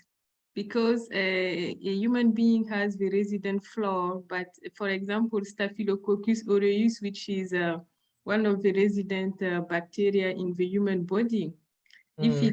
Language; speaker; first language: English; non-native, fluent; French